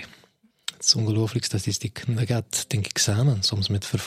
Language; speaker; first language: Dutch; non-native, fluent; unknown